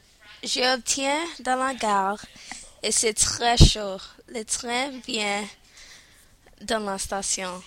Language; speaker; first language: French; non-native, learner; English